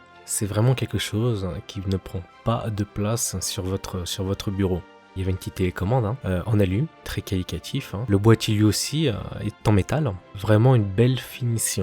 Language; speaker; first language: French; native; French